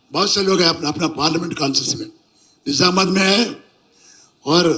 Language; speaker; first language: Hindi; non-native, local second language; Telugu